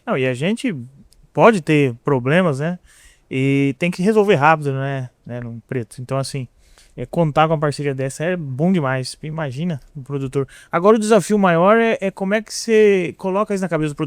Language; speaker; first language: Portuguese; native; Portuguese